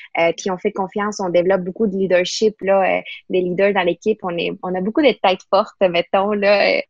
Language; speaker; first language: French; non-native, fluent; Spanish